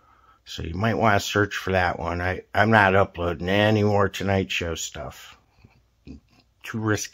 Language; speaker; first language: English; native; English